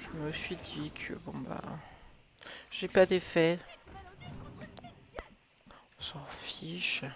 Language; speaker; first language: French; native; French